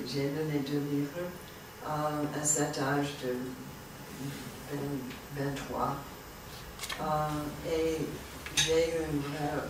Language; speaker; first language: French; non-native, learner; English